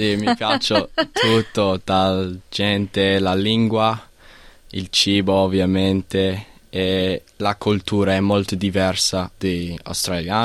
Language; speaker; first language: Italian; non-native, learner; English